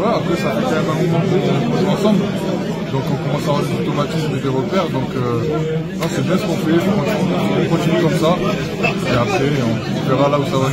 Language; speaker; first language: French; native; French